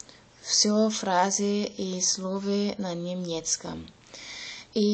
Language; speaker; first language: Russian; non-native, learner; German